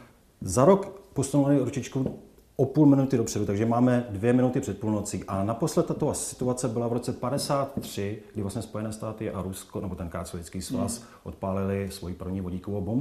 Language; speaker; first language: Czech; native; Czech